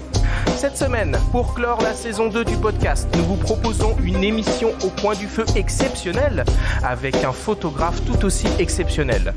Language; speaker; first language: French; native; French